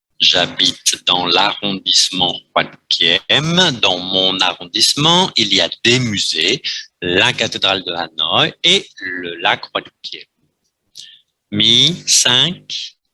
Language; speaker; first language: French; non-native, fluent; Vietnamese